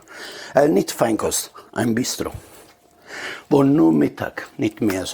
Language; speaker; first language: German; non-native, fluent; Italian